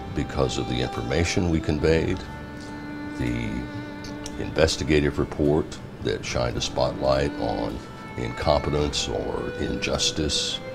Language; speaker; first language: English; native; English